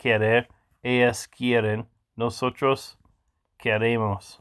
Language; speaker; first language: Spanish; non-native, learner; English